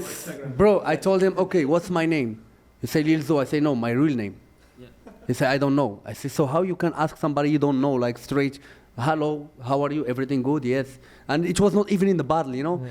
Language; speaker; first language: English; non-native, fluent; Arabic